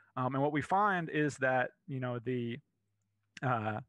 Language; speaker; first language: English; native; English